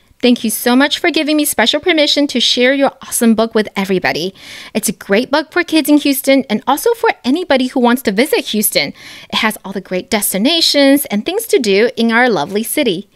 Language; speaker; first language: English; early bilingual, other home language; Chinese